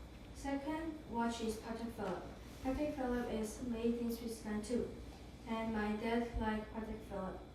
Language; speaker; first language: English; non-native, learner; Korean